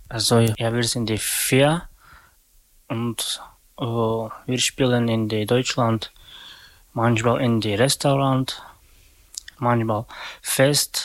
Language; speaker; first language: German; non-native, learner; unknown